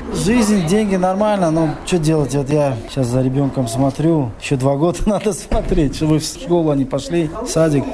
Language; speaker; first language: Russian; non-native, local second language; Tajik